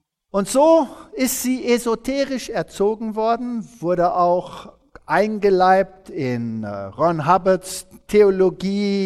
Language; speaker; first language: German; early bilingual, heritage; German